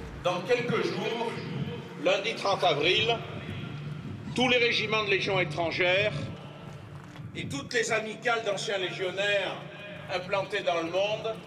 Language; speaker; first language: French; native; French